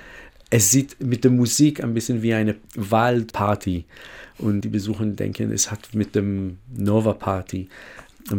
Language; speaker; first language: German; non-native, fluent; Hebrew